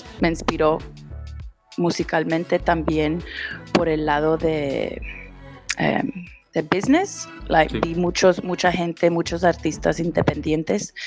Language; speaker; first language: Spanish; early bilingual, heritage; Spanish